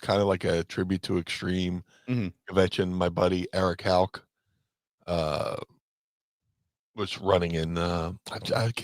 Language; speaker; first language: English; native; English